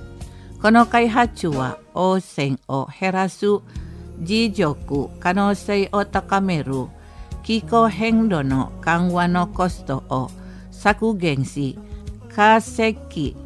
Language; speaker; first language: Japanese; non-native, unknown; Indonesian